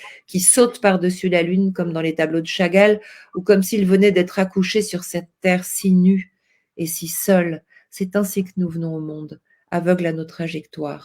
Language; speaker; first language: French; native; French